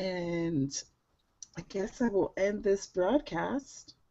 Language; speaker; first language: English; native; English